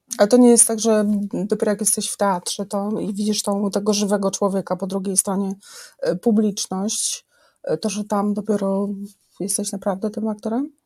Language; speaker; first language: Polish; native; Polish